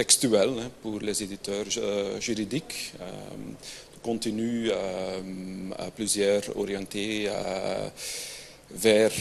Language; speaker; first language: French; non-native, local second language; Dutch